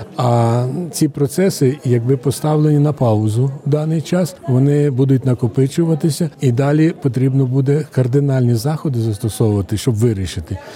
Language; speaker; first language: Ukrainian; native; Ukrainian